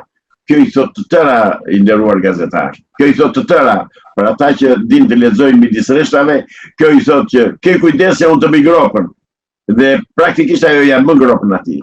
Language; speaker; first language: Albanian; native; Albanian